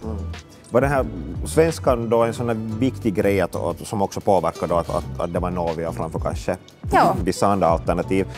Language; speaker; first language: Swedish; native; Swedish